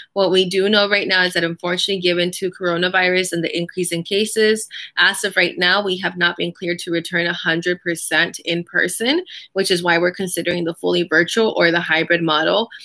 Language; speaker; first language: English; early bilingual, other home language; Spanish